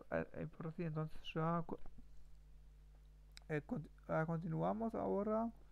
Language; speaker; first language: Spanish; non-native, learner; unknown